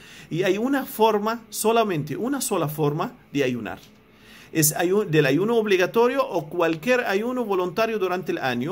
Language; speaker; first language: Spanish; non-native, fluent; Arabic